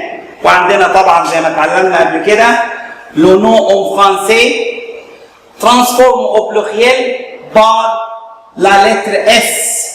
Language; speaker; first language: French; non-native, fluent; Arabic